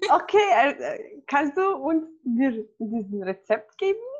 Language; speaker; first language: German; non-native, fluent; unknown